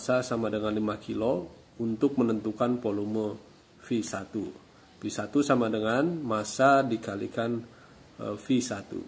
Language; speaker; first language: Indonesian; native; Indonesian